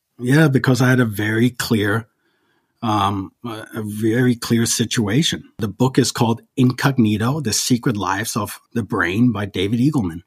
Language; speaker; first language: English; early bilingual, other home language; German